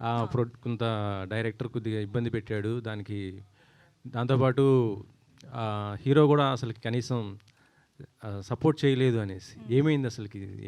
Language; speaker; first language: Telugu; native; Telugu